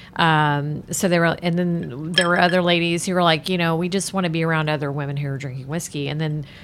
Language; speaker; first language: English; native; English